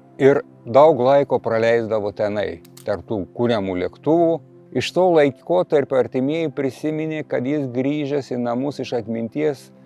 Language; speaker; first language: Lithuanian; native; Lithuanian